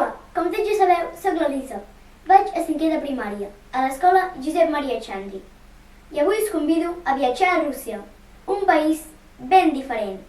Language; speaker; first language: Catalan; early bilingual, other home language; Russian